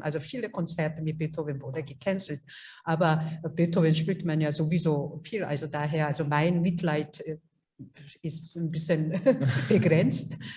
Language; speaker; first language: German; non-native, fluent; Korean